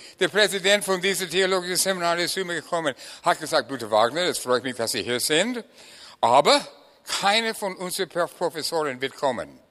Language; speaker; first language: German; non-native, fluent; English